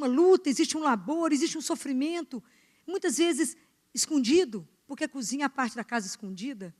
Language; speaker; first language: Portuguese; native; Portuguese